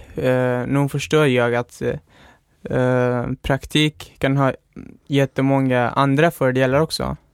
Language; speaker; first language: Swedish; non-native, fluent; Persian